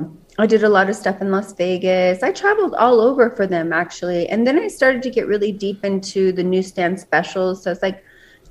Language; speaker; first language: English; native; English